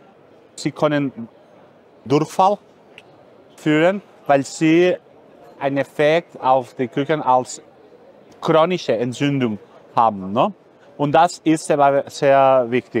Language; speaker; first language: German; non-native, fluent; Spanish